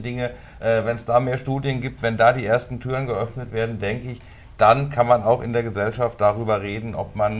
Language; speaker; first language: German; native; German